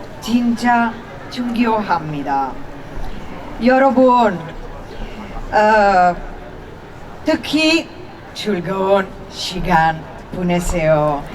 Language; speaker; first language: Korean; non-native, learner; Italian